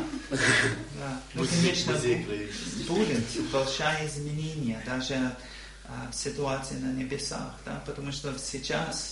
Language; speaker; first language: Russian; non-native, learner; English